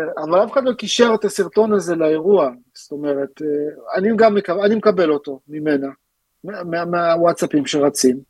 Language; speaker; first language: Hebrew; early bilingual, other home language; Russian